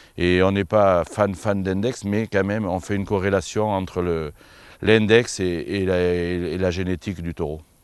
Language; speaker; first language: French; native; French